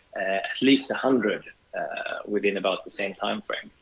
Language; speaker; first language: English; non-native, fluent; Swedish